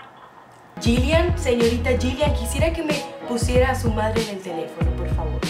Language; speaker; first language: Spanish; native; Spanish